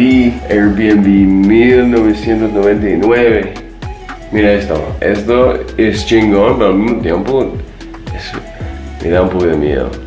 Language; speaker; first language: Spanish; non-native, fluent; English